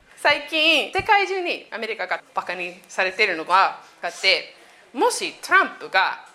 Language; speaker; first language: Japanese; non-native, fluent; English